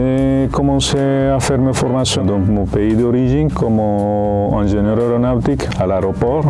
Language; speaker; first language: French; non-native, fluent; Spanish